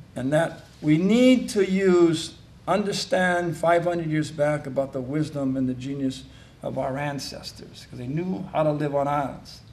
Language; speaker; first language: English; native; English